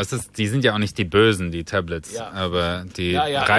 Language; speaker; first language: German; native; German